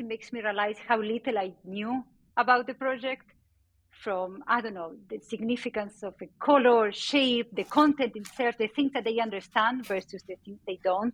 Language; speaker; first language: English; non-native, fluent; Spanish